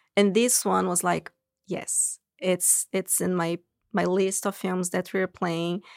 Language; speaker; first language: English; non-native, fluent; Portuguese